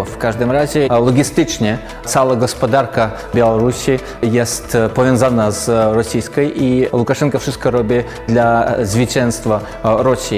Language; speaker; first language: Polish; non-native, fluent; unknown